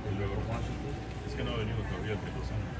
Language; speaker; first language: Spanish; native; Spanish